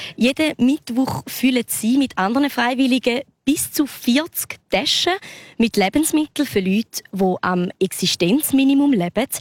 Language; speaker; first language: German; native; German